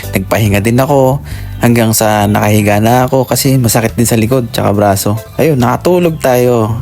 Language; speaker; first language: Filipino; native; Filipino